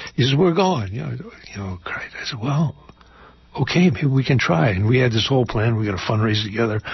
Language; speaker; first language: English; native; English